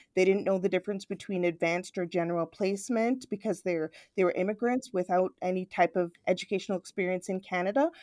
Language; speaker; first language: English; native; English